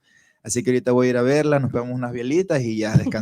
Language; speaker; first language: Spanish; native; Spanish